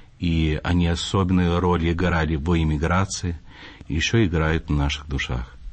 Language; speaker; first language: Russian; early bilingual, heritage; Russian